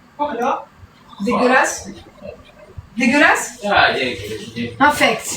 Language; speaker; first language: French; native; French